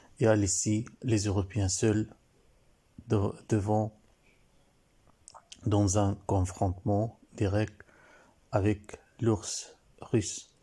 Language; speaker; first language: French; non-native, learner; Arabic